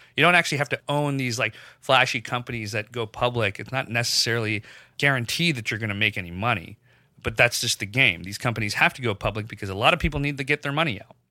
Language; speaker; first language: English; non-native, local second language; Urdu